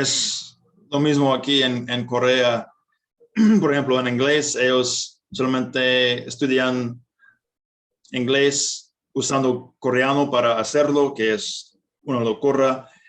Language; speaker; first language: Spanish; non-native, fluent; English